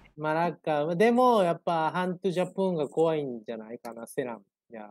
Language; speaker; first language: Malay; non-native, learner; Japanese